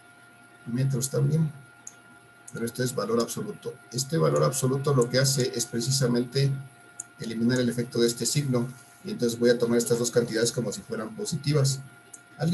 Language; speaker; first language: Spanish; native; Spanish